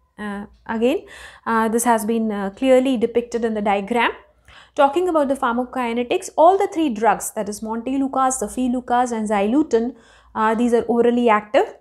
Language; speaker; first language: English; non-native, local second language; Hindi